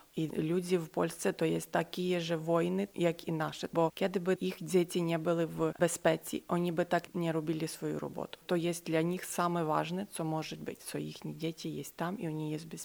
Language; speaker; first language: Polish; non-native, learner; Ukrainian